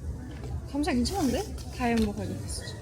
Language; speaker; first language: Korean; early bilingual, heritage; Mongolian